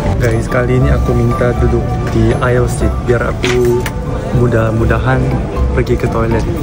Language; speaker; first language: Indonesian; non-native, fluent; Korean